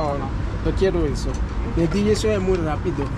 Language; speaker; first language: Spanish; non-native, learner; Haitian Creole